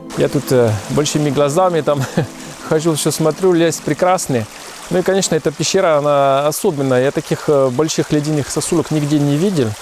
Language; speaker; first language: Russian; non-native, fluent; French